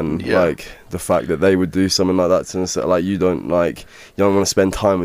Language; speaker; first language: English; native; English